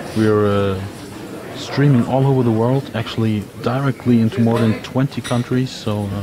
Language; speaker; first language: English; non-native, fluent; German